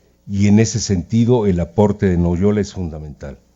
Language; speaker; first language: Spanish; native; Spanish